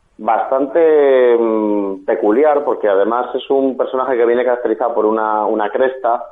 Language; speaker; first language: Spanish; native; Spanish